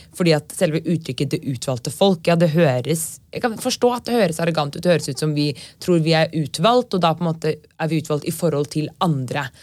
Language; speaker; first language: Norwegian; native; Norwegian